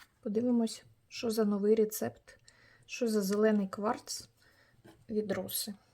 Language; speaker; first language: Ukrainian; native; Ukrainian